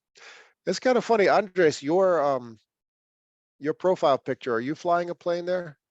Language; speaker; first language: English; native; English